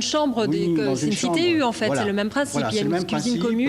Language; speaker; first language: French; native; French